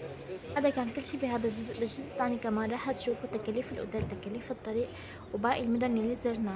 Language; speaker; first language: Arabic; native; Arabic